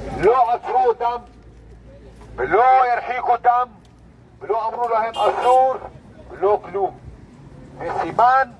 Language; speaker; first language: Hebrew; non-native, local second language; Arabic